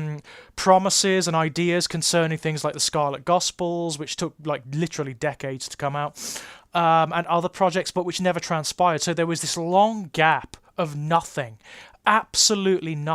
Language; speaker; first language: English; native; English